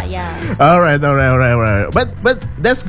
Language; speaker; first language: English; non-native, fluent; Indonesian